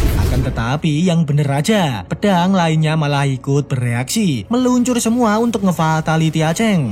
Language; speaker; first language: Indonesian; native; Indonesian